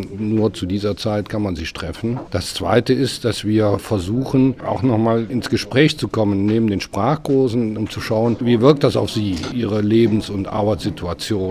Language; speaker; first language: German; native; German